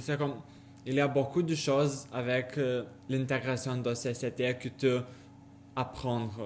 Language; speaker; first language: French; non-native, learner; Lithuanian